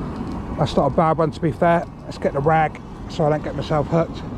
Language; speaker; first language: English; native; English